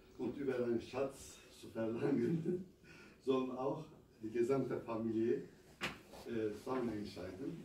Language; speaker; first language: German; non-native, fluent; Albanian